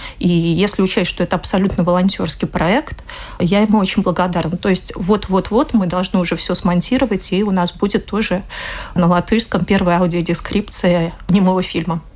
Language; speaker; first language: Russian; native; Russian